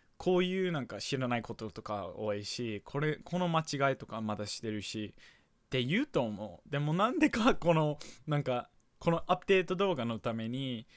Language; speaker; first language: Japanese; non-native, fluent; English